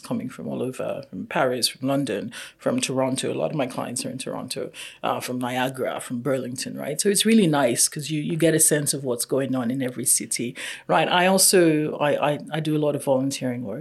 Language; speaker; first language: English; non-native, local second language; Yoruba